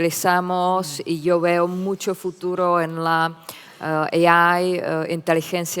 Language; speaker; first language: Spanish; non-native, fluent; Czech